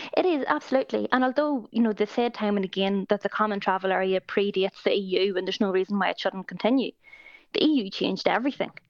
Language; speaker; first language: English; native; English